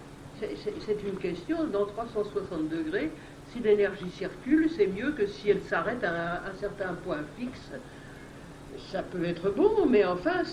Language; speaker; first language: French; native; French